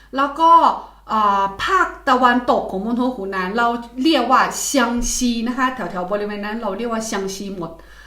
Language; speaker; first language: Thai; non-native, fluent; Chinese